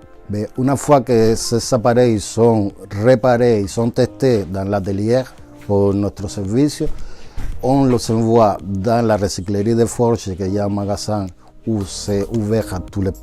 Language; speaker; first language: French; non-native, fluent; Spanish